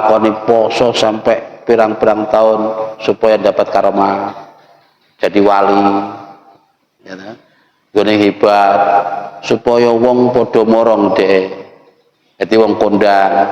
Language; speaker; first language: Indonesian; non-native, local second language; Javanese